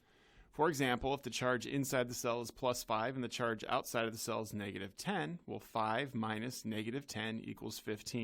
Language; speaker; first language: English; native; English